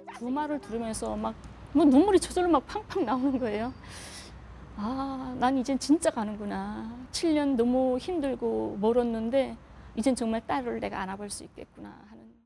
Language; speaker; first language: Korean; native; Korean